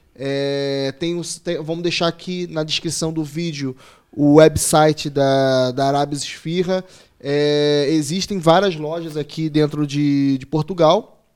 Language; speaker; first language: Portuguese; native; Portuguese